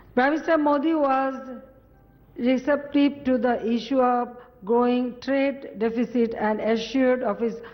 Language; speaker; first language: English; non-native, local second language; Bangla